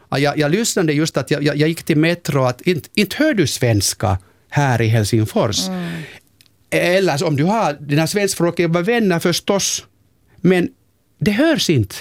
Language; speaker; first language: Swedish; non-native, local second language; Finnish